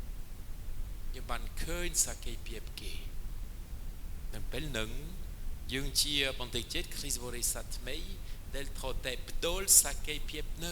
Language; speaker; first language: Khmer; non-native, fluent; French